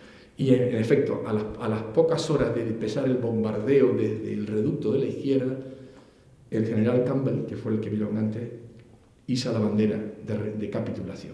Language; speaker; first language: Spanish; native; Spanish